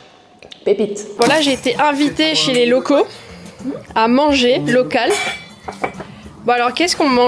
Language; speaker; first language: French; native; French